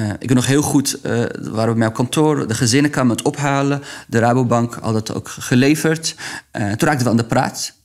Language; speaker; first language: Dutch; early bilingual, other home language; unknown